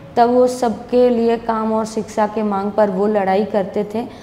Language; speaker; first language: Hindi; non-native, local second language; Bangla